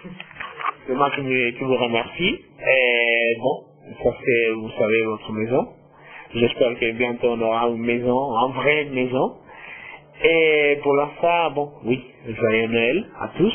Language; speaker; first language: French; non-native, fluent; Spanish